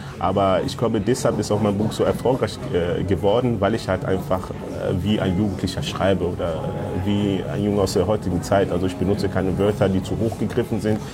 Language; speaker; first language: German; early bilingual, other home language; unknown